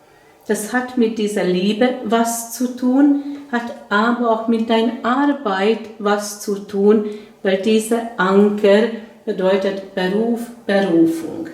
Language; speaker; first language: German; non-native, fluent; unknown